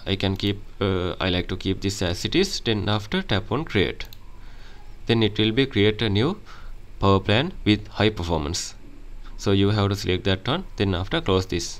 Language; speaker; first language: English; non-native, fluent; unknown